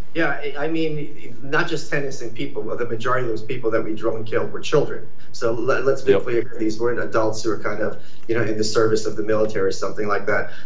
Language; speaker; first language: English; early bilingual, other home language; Ukrainian